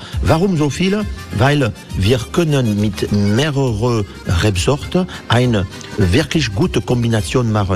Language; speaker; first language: German; non-native, fluent; French